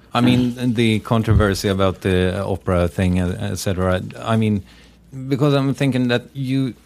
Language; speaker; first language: English; non-native, fluent; Swedish